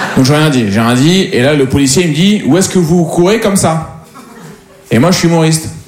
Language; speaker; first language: French; native; French